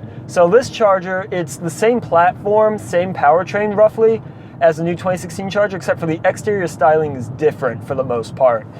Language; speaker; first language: English; native; English